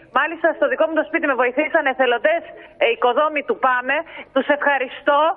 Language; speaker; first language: Greek; native; Greek